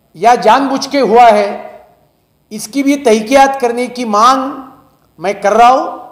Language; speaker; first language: Hindi; non-native, local second language; Marathi